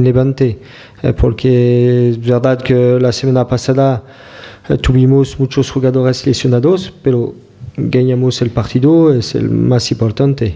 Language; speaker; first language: Spanish; non-native, fluent; French